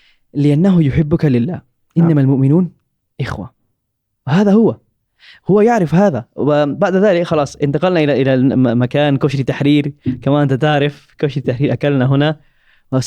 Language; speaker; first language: Arabic; non-native, learner; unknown